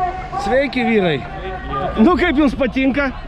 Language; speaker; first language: Lithuanian; native; Lithuanian